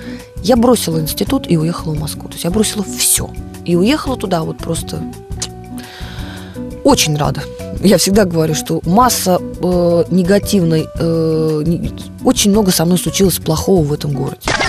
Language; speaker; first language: Russian; native; Russian